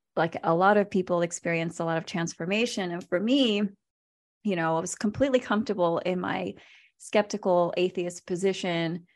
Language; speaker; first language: English; native; English